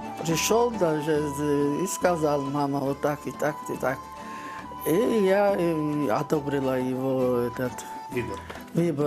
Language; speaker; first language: Russian; non-native, learner; Georgian